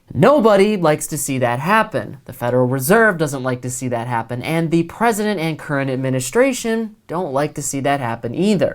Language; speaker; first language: English; native; English